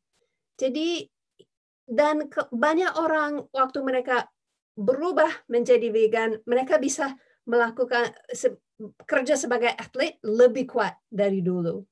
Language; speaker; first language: Indonesian; non-native, fluent; English